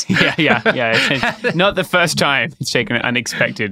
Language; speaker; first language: English; native; English